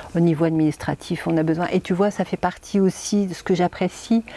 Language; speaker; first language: French; native; French